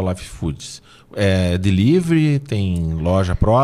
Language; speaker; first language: Portuguese; native; Portuguese